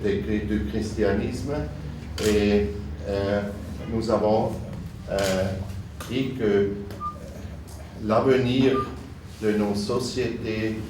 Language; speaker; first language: French; non-native, learner; German